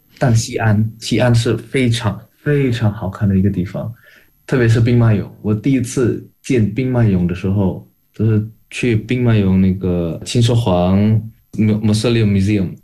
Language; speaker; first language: Chinese; non-native, fluent; Indonesian